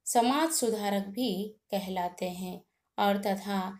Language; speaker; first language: Hindi; non-native, local second language; Telugu